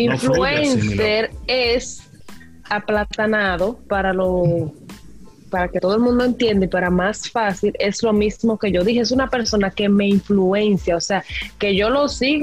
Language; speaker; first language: Spanish; native; Spanish